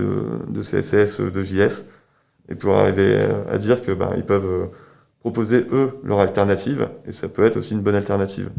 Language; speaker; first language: French; native; French